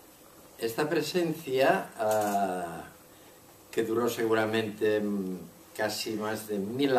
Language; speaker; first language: Spanish; non-native, local second language; Catalan